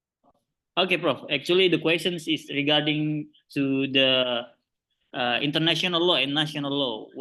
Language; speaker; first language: English; non-native, learner; Indonesian